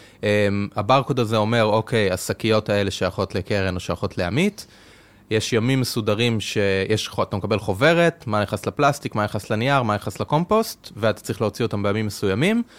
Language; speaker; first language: Hebrew; native; Hebrew